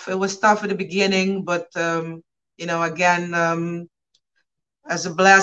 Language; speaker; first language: English; non-native, fluent; Papiamento